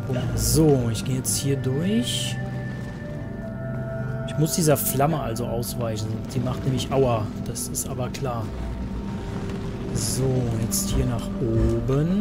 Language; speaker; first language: German; native; German